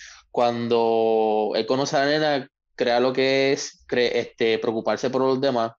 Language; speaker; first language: Spanish; native; Spanish